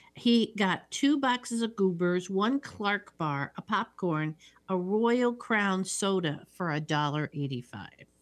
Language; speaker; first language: English; native; English